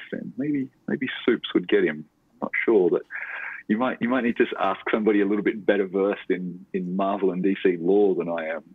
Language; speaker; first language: English; native; English